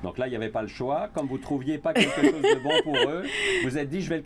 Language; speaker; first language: French; native; French